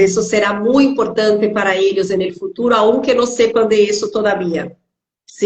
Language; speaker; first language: Spanish; non-native, fluent; Portuguese